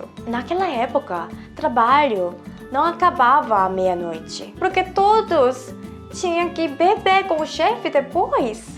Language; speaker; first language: Portuguese; non-native, fluent; Korean